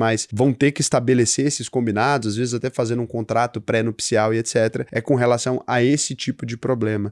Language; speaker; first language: Portuguese; native; Portuguese